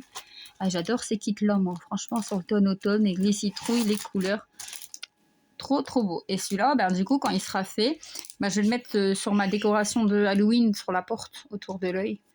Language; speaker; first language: French; native; French